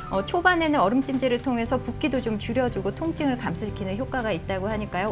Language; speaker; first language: Korean; native; Korean